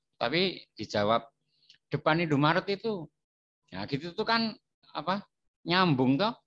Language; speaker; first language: Indonesian; non-native, local second language; Javanese